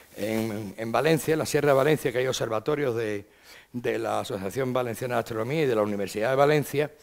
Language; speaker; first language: Spanish; native; Spanish